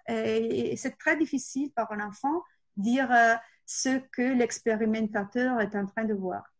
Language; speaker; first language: French; non-native, fluent; Italian